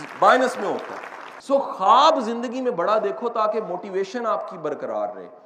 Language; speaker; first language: Urdu; non-native, local second language; Punjabi